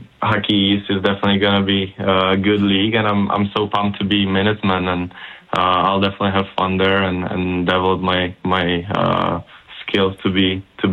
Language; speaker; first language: English; non-native, fluent; Czech